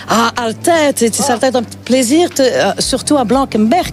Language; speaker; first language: Dutch; non-native, local second language; French